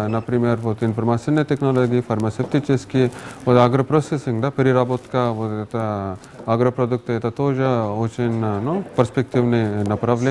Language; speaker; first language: Russian; non-native, fluent; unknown